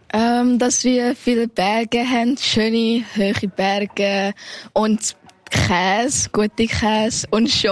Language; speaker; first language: German; early bilingual, heritage; Thai